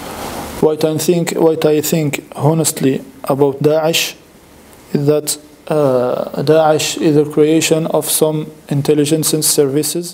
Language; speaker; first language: English; non-native, learner; French